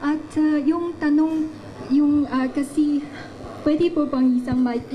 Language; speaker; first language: Filipino; non-native, learner; Chinese